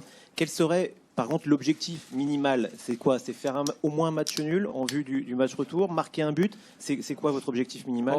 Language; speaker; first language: French; native; French